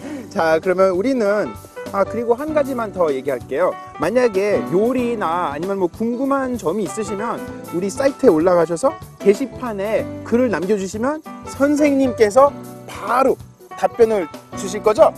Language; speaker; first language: Korean; non-native, fluent; English